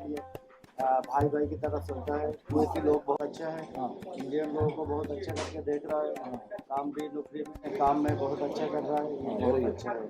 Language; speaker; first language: Hindi; non-native, local second language; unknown